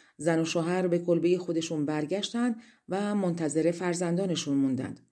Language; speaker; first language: Persian; native; Persian